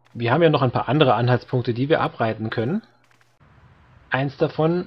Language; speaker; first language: German; native; German